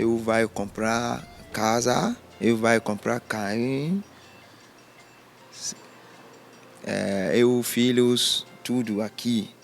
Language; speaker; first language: Portuguese; non-native, learner; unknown